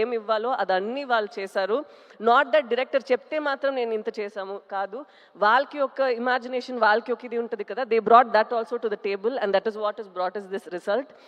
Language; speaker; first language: Telugu; non-native, local second language; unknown